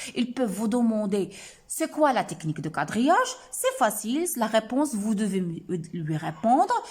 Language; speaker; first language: French; non-native, local second language; Arabic